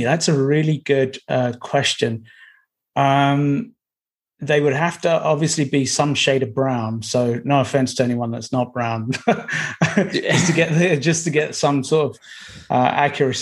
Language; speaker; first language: English; native; English